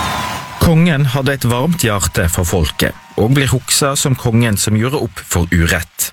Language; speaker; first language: Norwegian; native; Norwegian